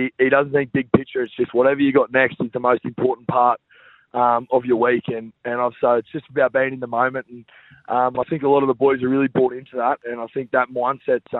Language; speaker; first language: English; native; English